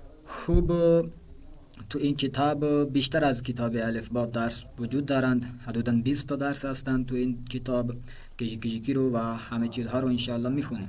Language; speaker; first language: Persian; non-native, fluent; Urdu